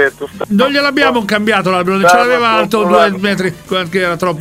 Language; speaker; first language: Italian; native; Italian